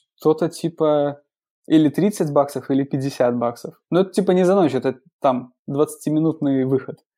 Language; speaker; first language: Russian; native; Russian